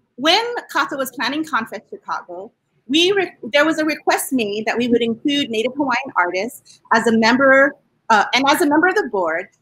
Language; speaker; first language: English; native; English